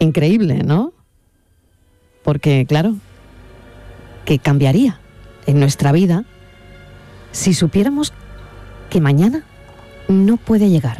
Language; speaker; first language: Spanish; native; Spanish